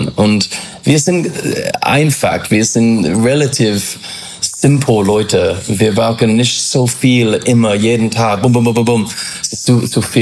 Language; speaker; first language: German; non-native, fluent; English